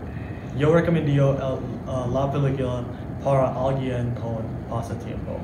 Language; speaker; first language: Spanish; non-native, learner; English